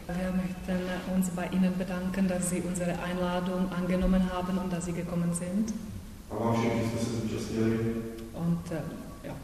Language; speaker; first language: German; non-native, fluent; Czech